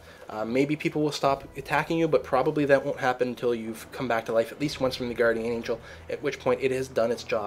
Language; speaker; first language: English; native; English